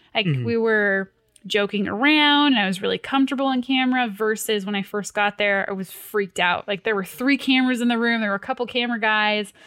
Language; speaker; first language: English; native; English